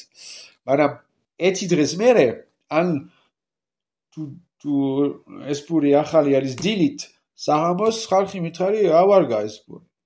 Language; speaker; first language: Georgian; non-native, learner; French